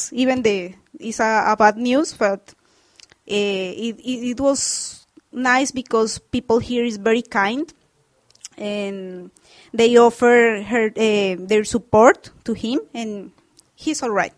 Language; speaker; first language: English; non-native, fluent; Spanish